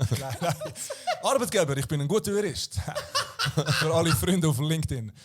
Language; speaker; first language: German; early bilingual, other home language; Croatian